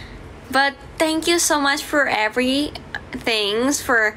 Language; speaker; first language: English; non-native, fluent; Thai